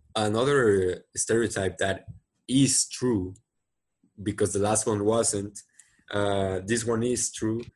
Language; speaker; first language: English; non-native, fluent; Spanish